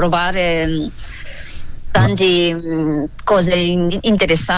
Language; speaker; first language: Italian; non-native, learner; Japanese